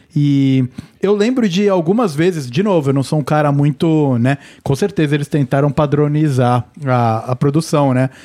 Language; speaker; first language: Portuguese; native; Portuguese